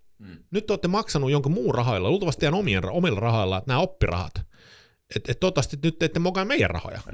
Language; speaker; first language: Finnish; early bilingual, heritage; Finnish